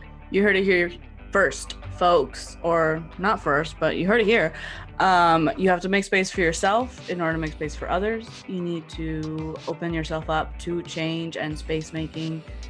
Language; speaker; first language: English; early bilingual, other home language; Spanish